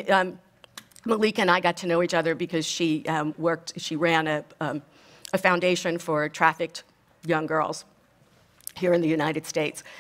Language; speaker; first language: English; native; English